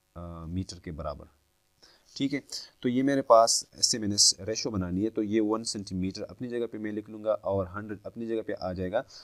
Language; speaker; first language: Hindi; native; Hindi